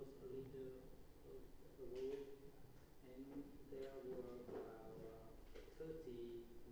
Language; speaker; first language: English; non-native, learner; Vietnamese